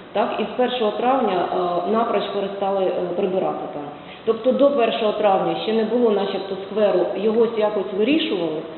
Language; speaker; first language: Ukrainian; non-native, local second language; Russian